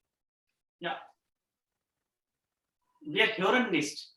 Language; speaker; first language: German; non-native, fluent; Hindi